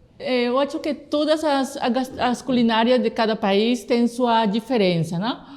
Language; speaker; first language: Portuguese; non-native, fluent; Spanish